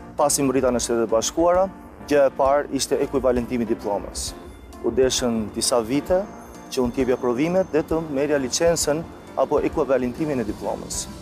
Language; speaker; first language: Albanian; native; Albanian